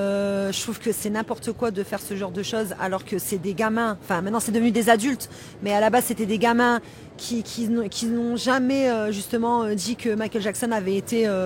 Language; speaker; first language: French; native; French